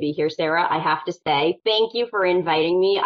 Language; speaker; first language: English; native; English